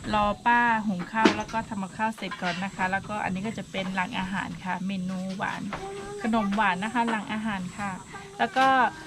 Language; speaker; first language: Thai; non-native, local second language; S'gaw Karen